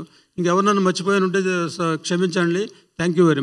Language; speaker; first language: Telugu; native; Telugu